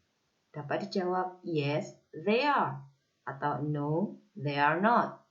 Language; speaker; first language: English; non-native, fluent; Indonesian